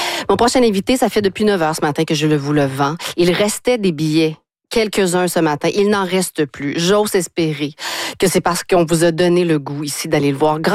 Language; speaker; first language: French; native; French